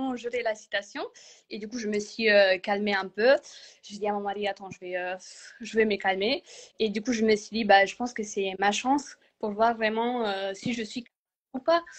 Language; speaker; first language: French; non-native, fluent; Romanian